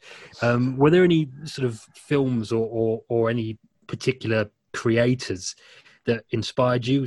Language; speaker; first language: English; native; English